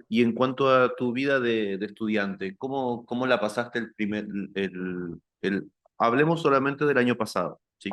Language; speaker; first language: Spanish; native; Spanish